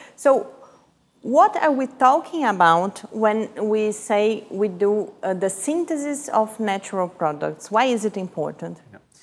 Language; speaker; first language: English; non-native, fluent; Portuguese